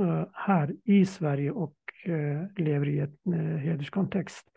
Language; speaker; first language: Swedish; non-native, fluent; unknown